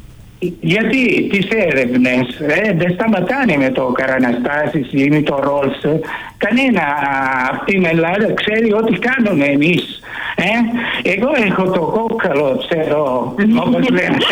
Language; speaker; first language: Greek; non-native, fluent; Italian